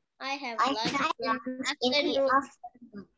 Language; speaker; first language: English; non-native, local second language; Indonesian